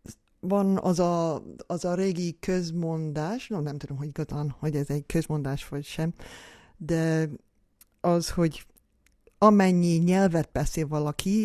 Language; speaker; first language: Hungarian; early bilingual, heritage; Hungarian